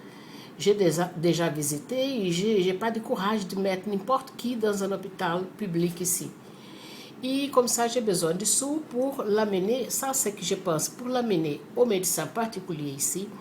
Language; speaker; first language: French; non-native, fluent; Portuguese